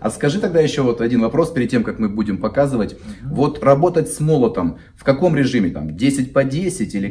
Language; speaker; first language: Russian; native; Russian